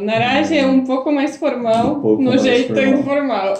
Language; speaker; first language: Portuguese; non-native, fluent; Polish